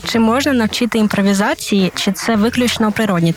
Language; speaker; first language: Ukrainian; native; Ukrainian